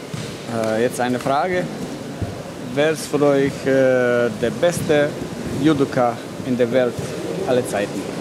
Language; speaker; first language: German; non-native, learner; Russian